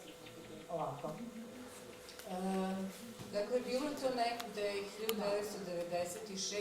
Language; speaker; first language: Bosnian; native; Bosnian